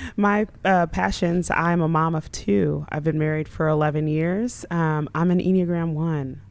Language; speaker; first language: English; early bilingual, other home language; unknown